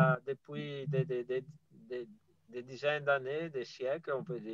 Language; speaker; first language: French; non-native, fluent; Italian